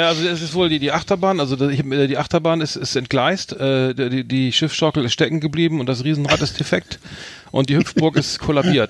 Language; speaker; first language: German; native; German